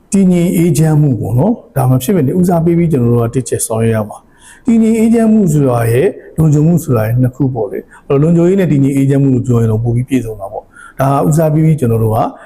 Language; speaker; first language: Burmese; native; Burmese